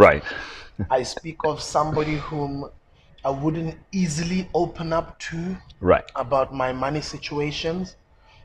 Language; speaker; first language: English; non-native, local second language; Zulu